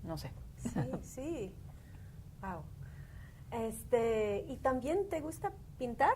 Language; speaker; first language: Spanish; early bilingual, heritage; Spanish